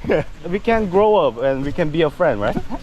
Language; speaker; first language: English; non-native, learner; Korean